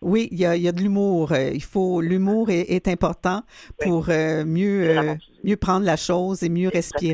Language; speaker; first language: French; native; French